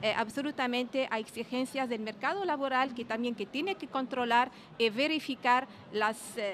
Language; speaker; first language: Spanish; non-native, fluent; Arabic